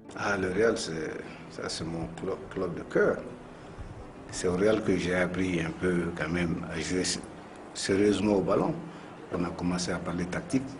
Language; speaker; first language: French; non-native, local second language; Bambara